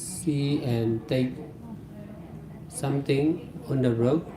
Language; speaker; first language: English; non-native, fluent; Burmese